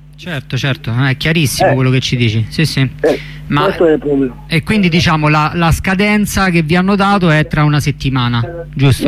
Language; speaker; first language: Italian; native; Italian